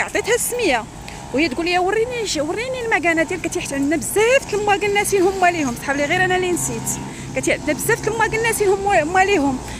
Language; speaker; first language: Arabic; native; Arabic